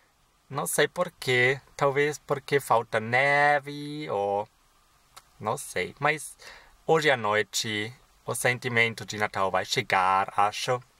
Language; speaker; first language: Portuguese; non-native, fluent; German